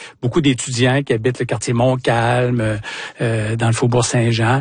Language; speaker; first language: French; native; French